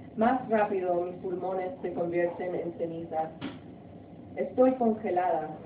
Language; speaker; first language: Spanish; early bilingual, heritage; Spanish